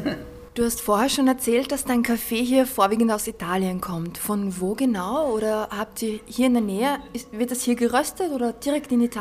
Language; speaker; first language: German; native; German